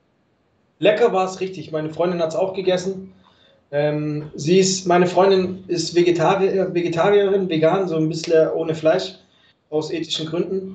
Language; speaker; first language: German; native; German